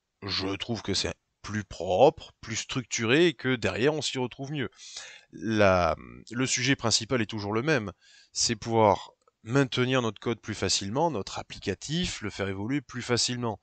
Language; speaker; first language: French; native; French